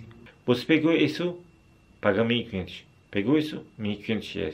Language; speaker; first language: Portuguese; non-native, learner; Turkish